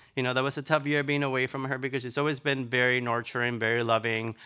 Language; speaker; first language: English; early bilingual, other home language; Spanish